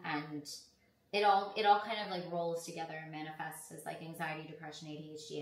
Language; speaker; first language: English; native; English